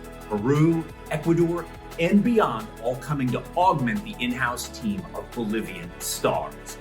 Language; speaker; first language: English; native; English